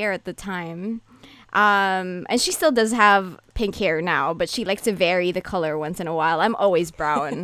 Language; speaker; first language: English; non-native, local second language; Filipino